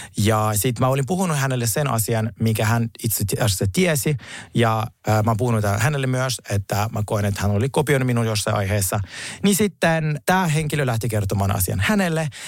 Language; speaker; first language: Finnish; non-native, fluent; Russian